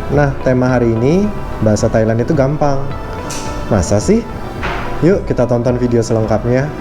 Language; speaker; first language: Indonesian; native; Indonesian